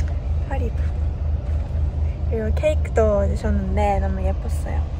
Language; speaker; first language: Korean; non-native, fluent; Japanese